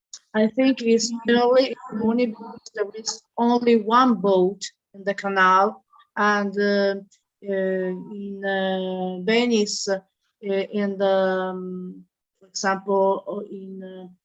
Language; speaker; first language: English; non-native, learner; Italian